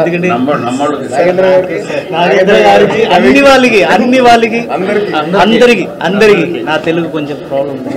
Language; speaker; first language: Telugu; non-native, learner; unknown